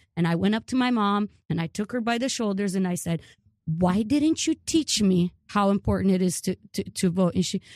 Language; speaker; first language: English; early bilingual, other home language; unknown